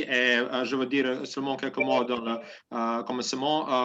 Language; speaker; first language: French; non-native, learner; Serbian